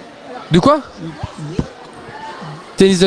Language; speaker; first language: French; native; French